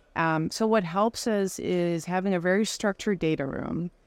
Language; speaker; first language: English; non-native, fluent; Dutch